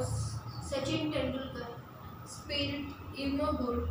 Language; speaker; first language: German; non-native, learner; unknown